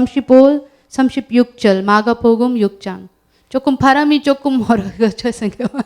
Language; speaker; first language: Korean; non-native, learner; Urdu